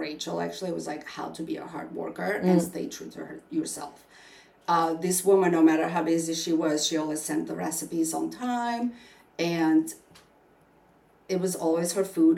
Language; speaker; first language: English; non-native, fluent; Albanian